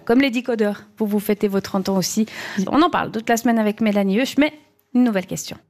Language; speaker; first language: French; native; French